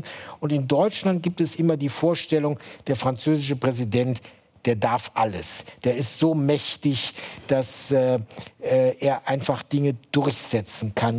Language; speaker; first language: German; native; German